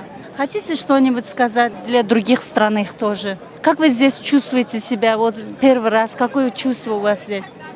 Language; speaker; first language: Russian; non-native, fluent; Turkmen